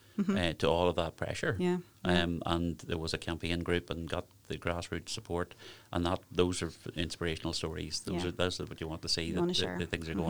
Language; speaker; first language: English; native; English